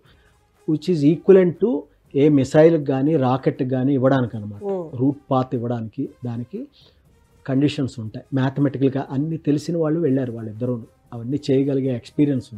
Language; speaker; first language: Telugu; native; Telugu